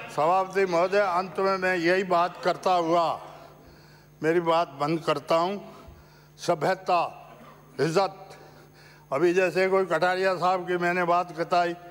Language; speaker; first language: Hindi; native; Hindi